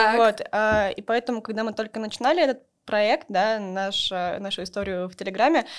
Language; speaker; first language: Russian; native; Russian